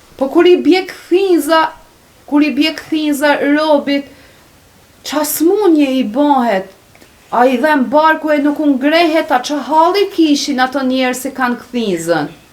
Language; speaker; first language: Albanian; early bilingual, heritage; Albanian